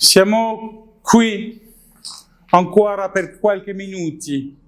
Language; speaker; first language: Italian; non-native, learner; French